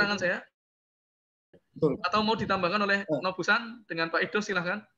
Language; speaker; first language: Indonesian; native; Indonesian